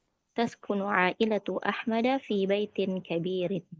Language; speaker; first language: Arabic; non-native, learner; Indonesian